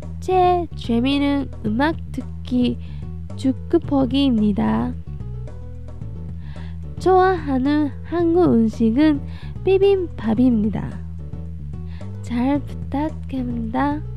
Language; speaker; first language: Korean; non-native, learner; Japanese